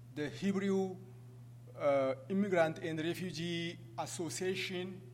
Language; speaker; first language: English; non-native, fluent; Amharic